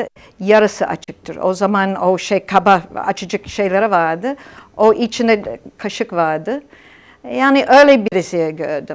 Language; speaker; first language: Turkish; non-native, fluent; English